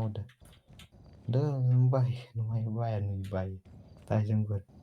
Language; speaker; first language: Romanian; native; Romanian